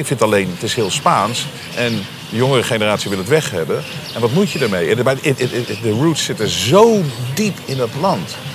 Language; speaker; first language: Dutch; native; Dutch